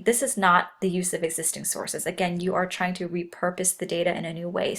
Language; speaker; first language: English; native; English